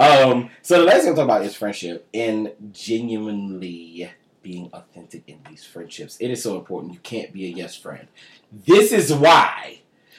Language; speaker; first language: English; native; English